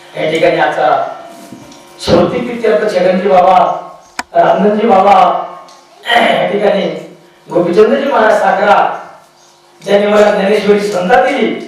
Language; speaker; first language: Marathi; non-native, local second language; Lambadi